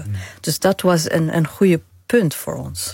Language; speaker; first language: Dutch; non-native, fluent; Arabic